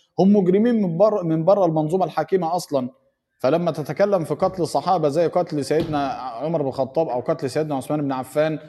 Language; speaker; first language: Arabic; native; Arabic